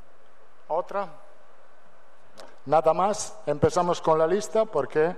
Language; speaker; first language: Portuguese; non-native, fluent; Italian